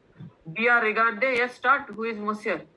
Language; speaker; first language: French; non-native, fluent; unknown